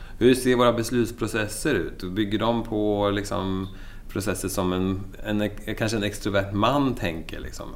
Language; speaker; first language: Swedish; native; Swedish